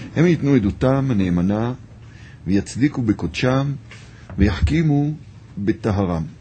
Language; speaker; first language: Hebrew; native; Hebrew